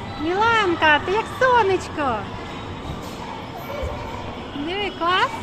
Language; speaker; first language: Ukrainian; native; Ukrainian